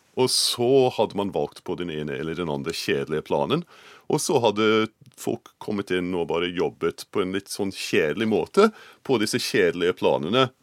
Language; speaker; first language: Norwegian; non-native, fluent; English